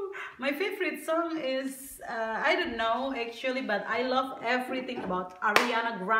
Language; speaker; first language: English; non-native, learner; Indonesian